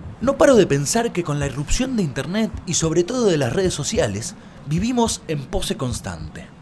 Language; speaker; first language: Spanish; native; Spanish